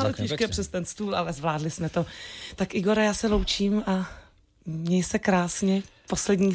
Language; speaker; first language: Czech; native; Czech